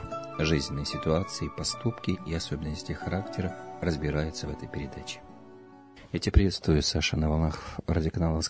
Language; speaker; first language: Russian; native; Russian